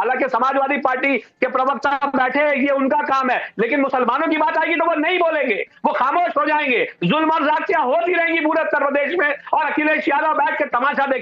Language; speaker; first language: Hindi; native; Hindi